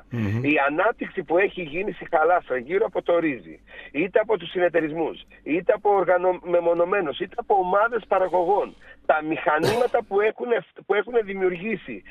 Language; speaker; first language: Greek; native; Greek